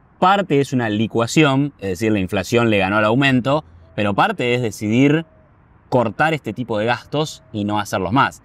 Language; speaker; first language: Spanish; native; Spanish